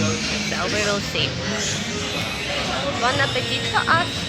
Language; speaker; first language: English; non-native, learner; Russian